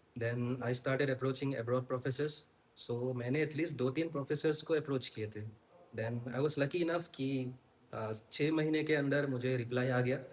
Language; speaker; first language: Hindi; non-native, local second language; Assamese